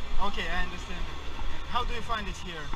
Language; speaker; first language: English; non-native, learner; Russian